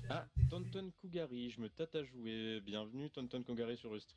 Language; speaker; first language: French; native; French